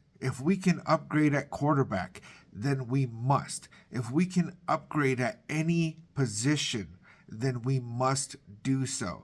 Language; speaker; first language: English; native; English